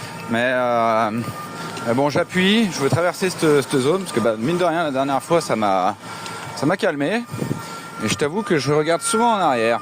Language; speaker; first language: French; native; French